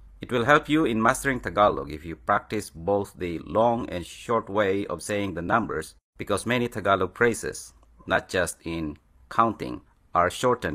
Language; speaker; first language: English; native; English